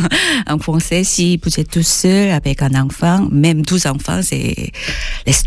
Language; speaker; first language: French; non-native, fluent; Korean